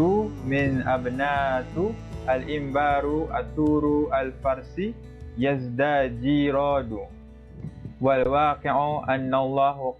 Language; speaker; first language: Arabic; non-native, learner; Malay